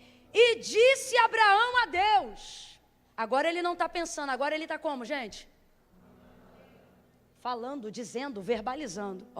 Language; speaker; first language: Portuguese; native; Portuguese